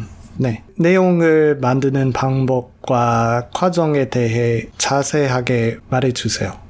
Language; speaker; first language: Korean; non-native, learner; English